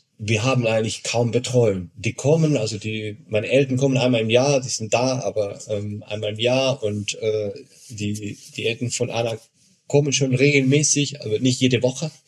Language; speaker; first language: German; non-native, fluent; Spanish